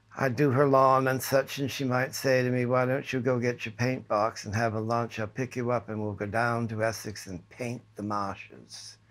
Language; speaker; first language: English; native; English